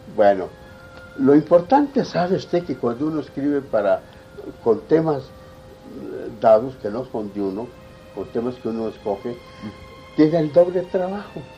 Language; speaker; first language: Spanish; native; Spanish